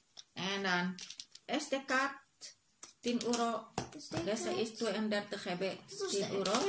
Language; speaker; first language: Dutch; non-native, learner; Indonesian